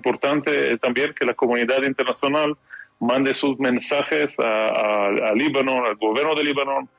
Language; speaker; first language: Spanish; non-native, fluent; Hebrew